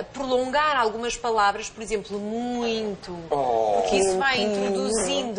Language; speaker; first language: Portuguese; native; Portuguese